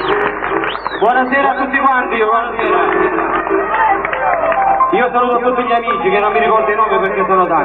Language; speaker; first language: Italian; native; Italian